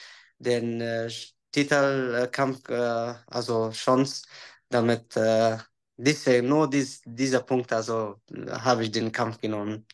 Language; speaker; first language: German; non-native, learner; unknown